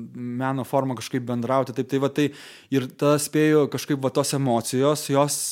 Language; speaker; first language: Lithuanian; native; Lithuanian